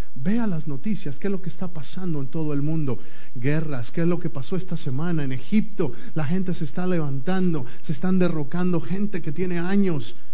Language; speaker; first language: Spanish; native; Spanish